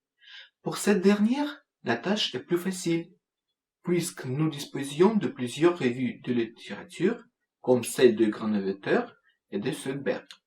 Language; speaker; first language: French; non-native, fluent; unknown